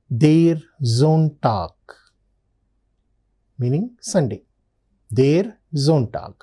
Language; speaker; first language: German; non-native, fluent; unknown